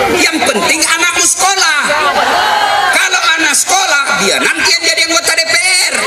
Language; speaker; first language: Indonesian; non-native, local second language; Buginese